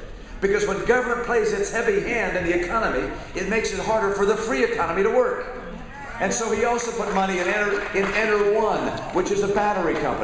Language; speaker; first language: English; native; English